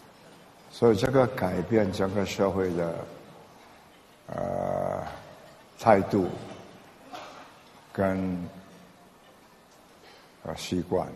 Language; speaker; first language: Chinese; non-native, local second language; English